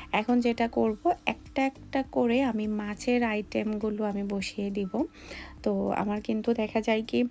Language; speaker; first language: Bangla; native; Bangla